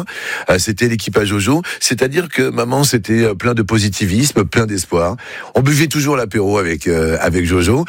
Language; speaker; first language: French; native; French